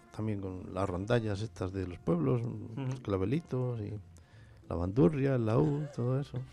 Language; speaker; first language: Spanish; native; Spanish